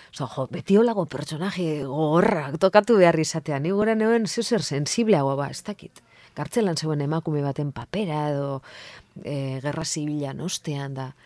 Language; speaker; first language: Basque; non-native, local second language; Spanish